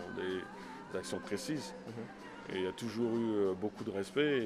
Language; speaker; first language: French; native; French